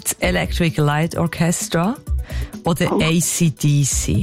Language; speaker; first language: German; native; German